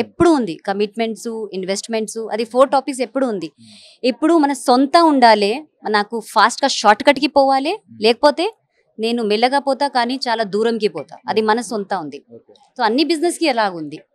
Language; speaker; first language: Telugu; non-native, local second language; Hindi